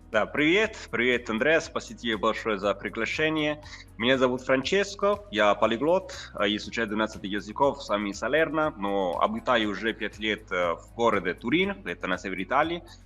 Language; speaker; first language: Russian; non-native, fluent; Italian